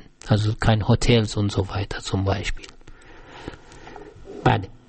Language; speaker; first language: German; non-native, fluent; Persian